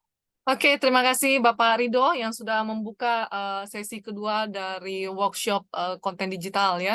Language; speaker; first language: Indonesian; native; Indonesian